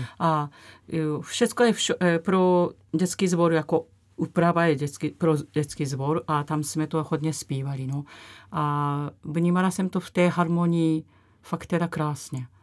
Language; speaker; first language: Czech; non-native, fluent; Japanese